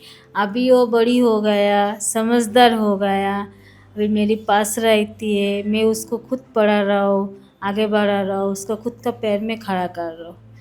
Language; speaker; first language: Hindi; non-native, local second language; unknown